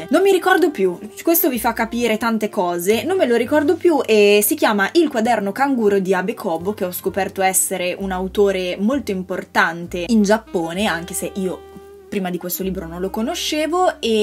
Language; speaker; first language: Italian; native; Italian